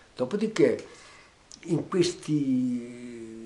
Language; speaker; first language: Italian; non-native, local second language; Sardinian